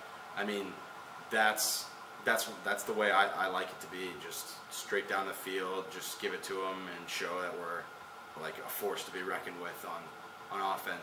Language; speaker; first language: English; native; English